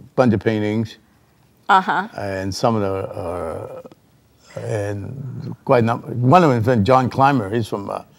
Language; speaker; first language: English; non-native, local second language; Cantonese